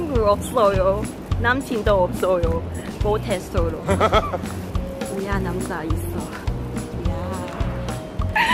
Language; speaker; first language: Korean; non-native, learner; Cantonese